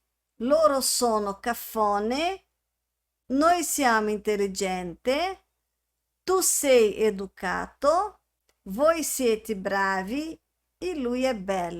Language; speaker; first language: Italian; non-native, fluent; Portuguese